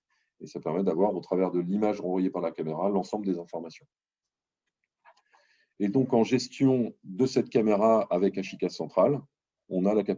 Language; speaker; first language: French; native; French